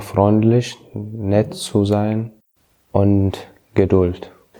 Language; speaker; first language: German; non-native, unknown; Arabic